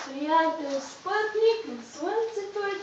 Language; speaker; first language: Bulgarian; native; Bulgarian